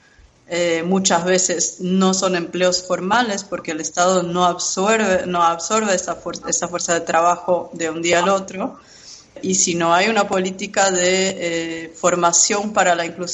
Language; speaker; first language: Spanish; non-native, fluent; Portuguese